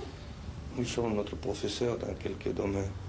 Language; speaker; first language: French; non-native, fluent; Spanish